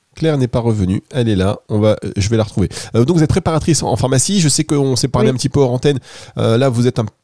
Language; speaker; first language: French; native; French